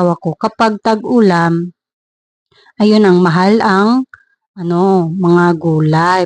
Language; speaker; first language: Filipino; non-native, local second language; Iloko